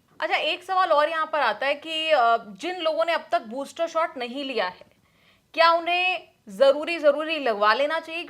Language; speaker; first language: Hindi; native; Hindi